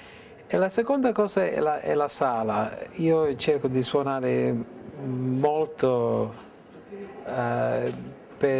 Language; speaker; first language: Italian; early bilingual, heritage; English